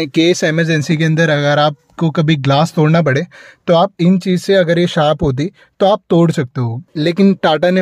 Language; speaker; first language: Hindi; native; Hindi